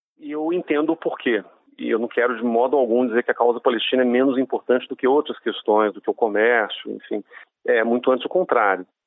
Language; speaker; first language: Portuguese; non-native, fluent; Hebrew